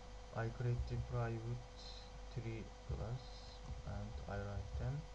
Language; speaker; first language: English; non-native, learner; Turkish